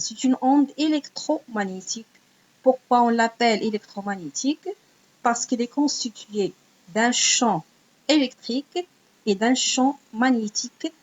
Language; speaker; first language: French; non-native, local second language; Arabic